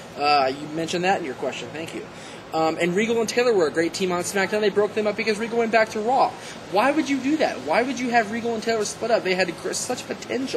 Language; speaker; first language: English; native; English